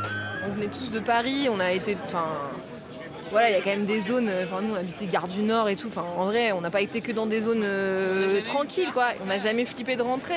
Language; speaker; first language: French; native; French